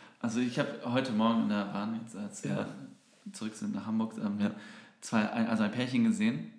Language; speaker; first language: German; early bilingual, other home language; Turkish